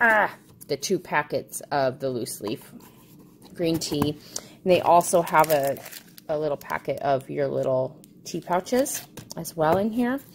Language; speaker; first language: English; native; English